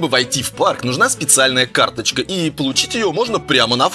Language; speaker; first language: Russian; native; Russian